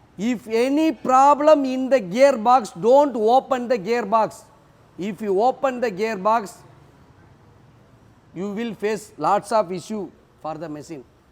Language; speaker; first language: English; non-native, local second language; Tamil